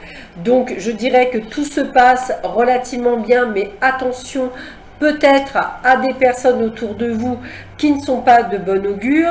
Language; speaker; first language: French; native; French